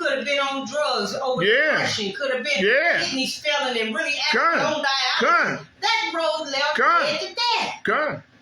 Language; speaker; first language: English; native; English